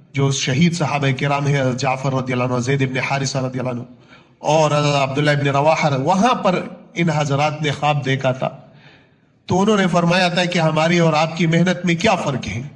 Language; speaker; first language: Urdu; non-native, local second language; Punjabi